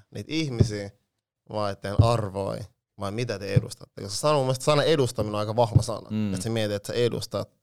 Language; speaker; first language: Finnish; early bilingual, other home language; Lingala